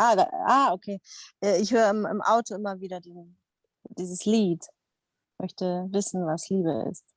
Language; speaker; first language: German; non-native, fluent; Dutch